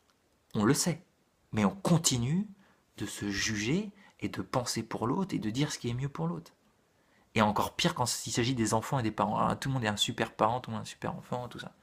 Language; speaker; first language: French; native; French